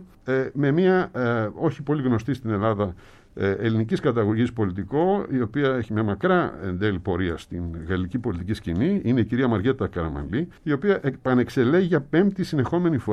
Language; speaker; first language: Greek; native; Greek